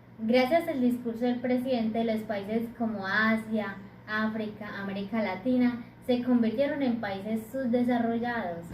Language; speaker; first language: Spanish; native; Spanish